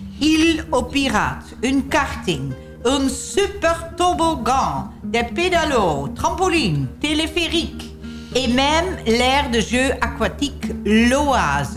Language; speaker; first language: French; non-native, learner; Dutch